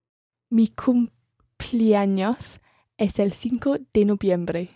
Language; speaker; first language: Spanish; non-native, learner; English